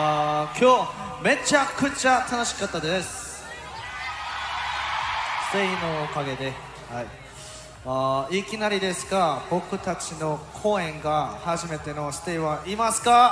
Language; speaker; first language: Japanese; non-native, learner; Korean